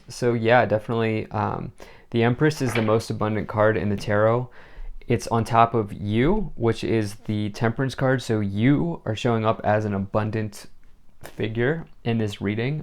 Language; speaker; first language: English; native; English